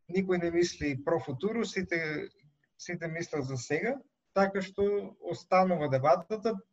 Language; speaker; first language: Macedonian; native; Macedonian